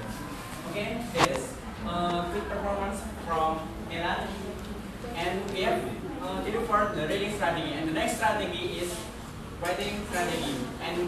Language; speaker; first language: English; non-native, learner; Indonesian